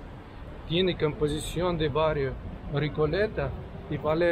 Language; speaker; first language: Spanish; non-native, fluent; Russian